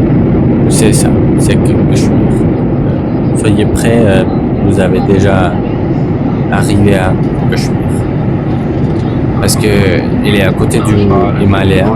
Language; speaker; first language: French; non-native, learner; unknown